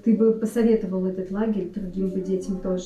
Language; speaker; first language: Russian; native; Russian